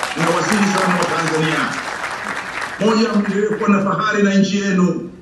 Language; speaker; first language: Swahili; native; Swahili